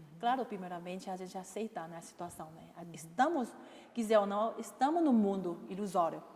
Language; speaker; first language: Portuguese; non-native, fluent; Chinese